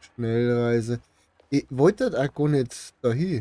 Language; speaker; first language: German; native; German